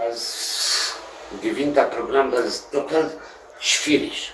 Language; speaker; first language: German; non-native, learner; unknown